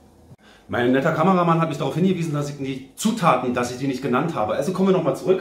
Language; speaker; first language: German; native; German